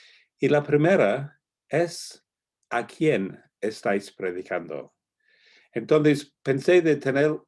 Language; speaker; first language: Spanish; non-native, fluent; English